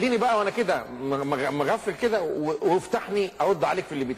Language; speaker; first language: Arabic; native; Arabic